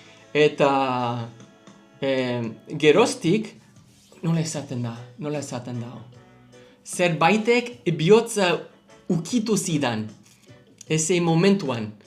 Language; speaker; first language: Basque; non-native, learner; English